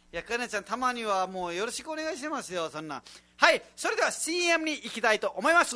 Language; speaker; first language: Japanese; non-native, fluent; Nepali